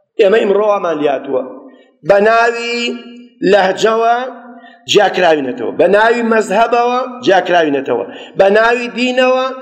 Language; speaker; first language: Central Kurdish; native; Central Kurdish